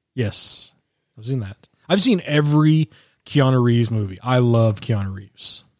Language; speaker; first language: English; native; English